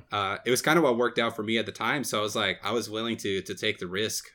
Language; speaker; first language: English; non-native, fluent; Portuguese